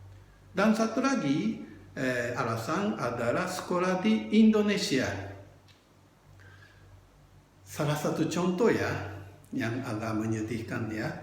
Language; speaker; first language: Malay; non-native, fluent; Japanese